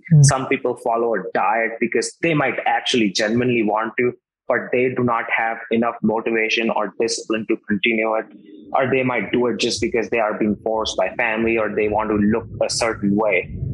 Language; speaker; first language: English; non-native, local second language; Hindi